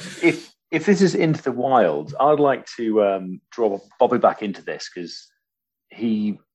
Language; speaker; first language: English; native; English